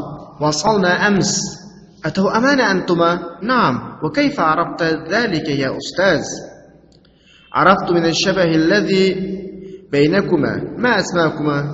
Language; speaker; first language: Arabic; non-native, fluent; Uyghur